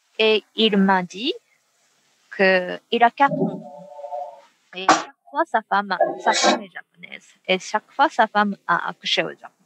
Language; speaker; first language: French; non-native, fluent; Japanese